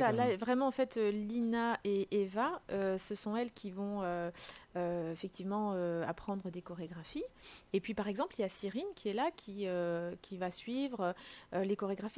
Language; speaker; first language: French; native; French